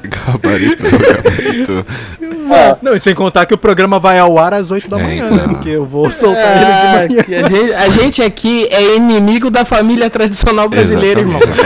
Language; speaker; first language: Portuguese; native; Portuguese